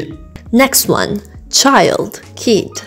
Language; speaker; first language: English; non-native, fluent; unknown